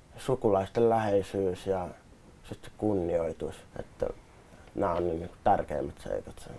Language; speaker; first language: Finnish; native; Finnish